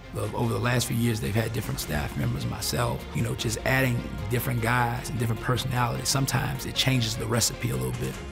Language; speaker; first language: English; native; English